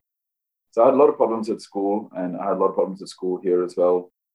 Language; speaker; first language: English; non-native, local second language; Hindi